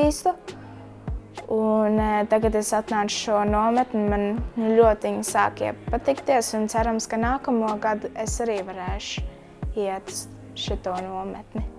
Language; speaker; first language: Latvian; early bilingual, heritage; Latvian